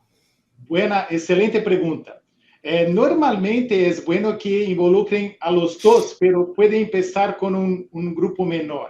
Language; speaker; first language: Spanish; non-native, fluent; Portuguese